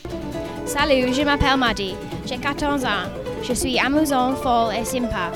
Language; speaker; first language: French; non-native, learner; English